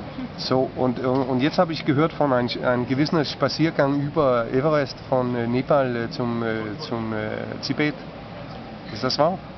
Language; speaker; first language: German; non-native, fluent; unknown